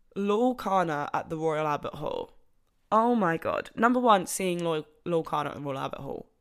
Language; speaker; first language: English; native; English